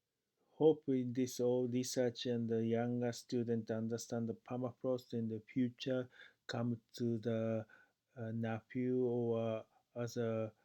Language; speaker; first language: English; non-native, fluent; Japanese